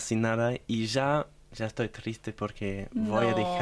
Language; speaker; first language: Spanish; non-native, fluent; German